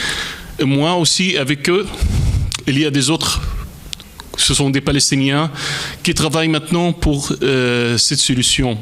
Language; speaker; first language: French; non-native, fluent; Arabic